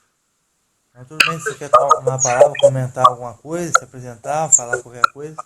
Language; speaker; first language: Portuguese; native; Portuguese